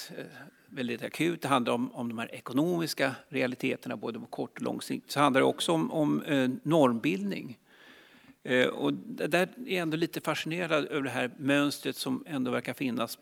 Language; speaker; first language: Swedish; native; Swedish